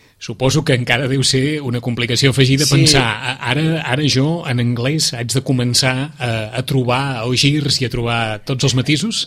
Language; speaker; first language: Catalan; native; Catalan